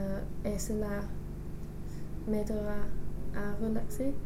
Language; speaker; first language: French; non-native, learner; English